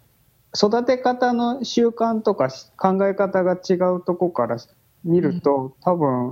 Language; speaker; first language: Japanese; native; Japanese